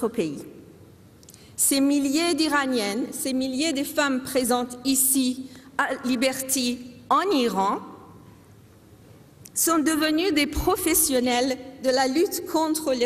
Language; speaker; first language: French; non-native, fluent; Persian